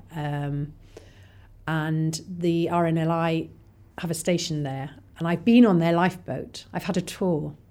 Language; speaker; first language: English; native; English